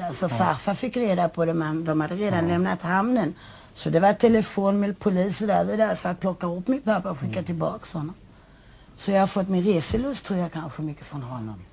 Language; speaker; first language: Swedish; native; Swedish